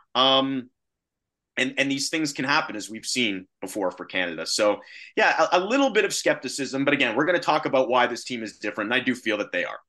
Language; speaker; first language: English; native; English